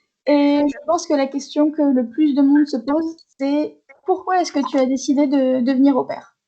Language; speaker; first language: French; native; French